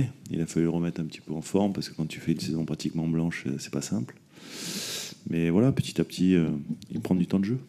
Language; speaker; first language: French; native; French